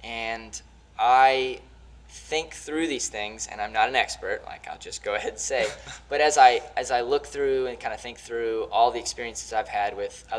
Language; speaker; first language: English; native; English